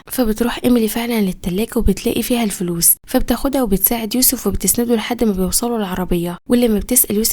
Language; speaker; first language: Arabic; native; Arabic